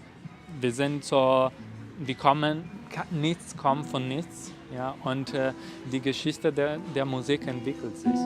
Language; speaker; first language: German; non-native, fluent; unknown